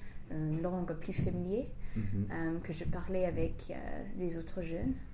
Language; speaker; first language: French; non-native, fluent; English